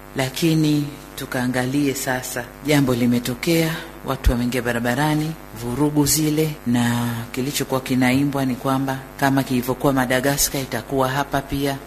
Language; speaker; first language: Swahili; native; Swahili